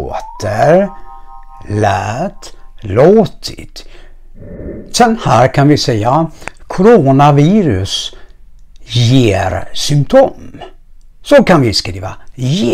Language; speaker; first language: Swedish; non-native, fluent; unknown